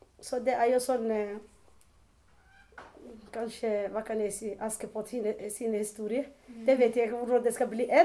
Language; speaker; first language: Norwegian; non-native, learner; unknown